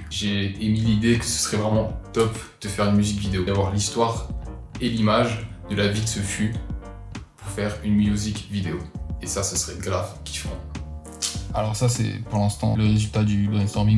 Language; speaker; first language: French; native; French